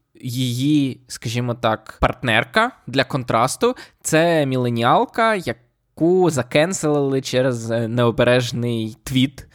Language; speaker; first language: Ukrainian; native; Ukrainian